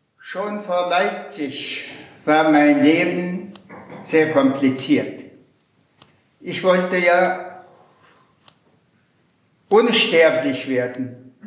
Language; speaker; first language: German; non-native, fluent; Mongolian